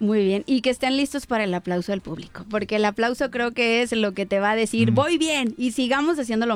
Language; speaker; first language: Spanish; native; Spanish